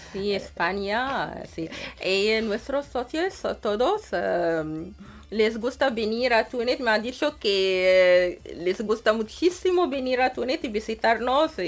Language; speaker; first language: Spanish; non-native, fluent; Arabic